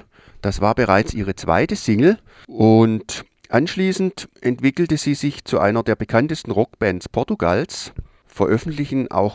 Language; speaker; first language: German; native; German